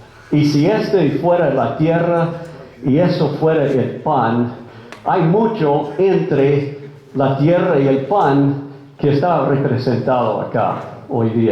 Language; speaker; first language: Spanish; non-native, fluent; English